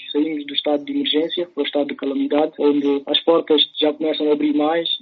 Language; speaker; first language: Portuguese; early bilingual, other home language; Upper Guinea Crioulo